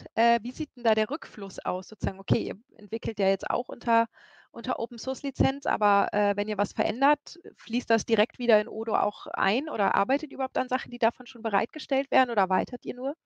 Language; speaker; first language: German; native; German